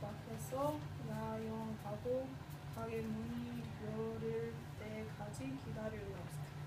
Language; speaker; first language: Korean; non-native, learner; English